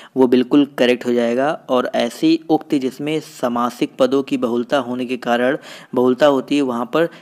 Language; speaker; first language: Hindi; native; Hindi